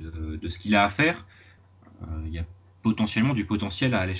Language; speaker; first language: French; native; French